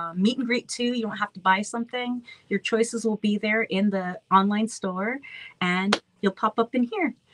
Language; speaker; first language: English; native; English